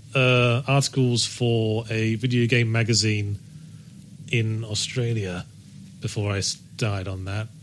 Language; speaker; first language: English; native; English